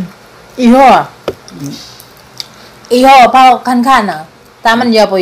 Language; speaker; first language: Chinese; non-native, learner; Indonesian